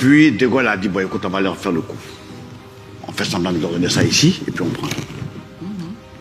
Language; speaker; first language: French; non-native, local second language; Dyula